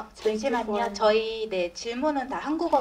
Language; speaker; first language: Korean; native; Korean